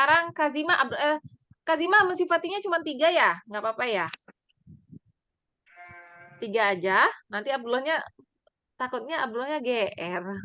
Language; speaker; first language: Indonesian; native; Indonesian